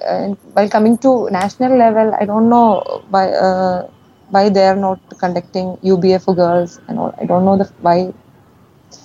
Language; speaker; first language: English; non-native, local second language; Malayalam